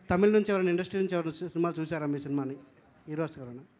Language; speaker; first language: Telugu; native; Telugu